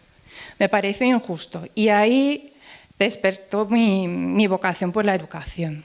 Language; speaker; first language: Spanish; non-native, fluent; Norwegian